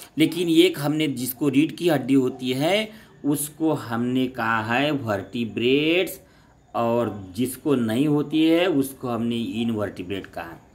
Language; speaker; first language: Hindi; non-native, local second language; Marathi